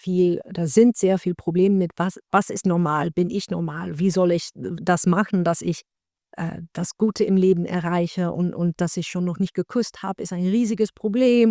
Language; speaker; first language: German; non-native, learner; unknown